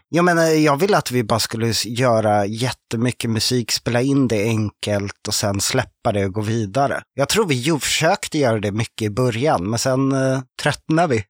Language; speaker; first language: Swedish; non-native, fluent; French